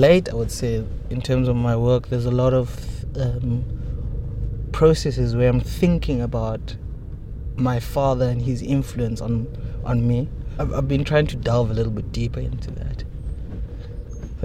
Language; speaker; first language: English; non-native, local second language; Tswana